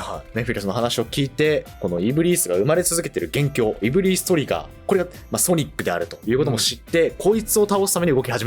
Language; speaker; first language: Japanese; native; Japanese